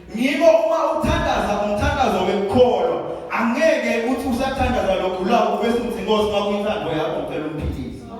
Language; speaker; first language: Zulu; non-native, local second language; South Ndebele